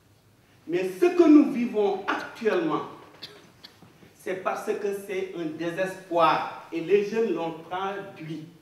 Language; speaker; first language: French; non-native, local second language; Wolof